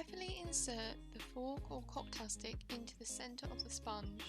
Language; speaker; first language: English; native; English